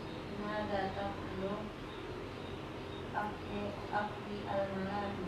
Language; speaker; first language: Arabic; non-native, learner; Indonesian